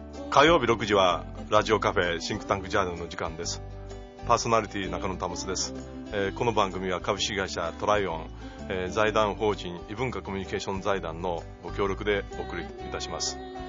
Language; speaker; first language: Japanese; native; Japanese